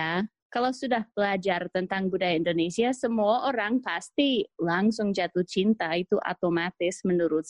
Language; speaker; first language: Indonesian; non-native, fluent; English